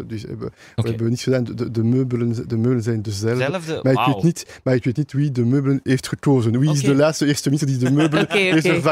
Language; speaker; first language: Dutch; non-native, local second language; French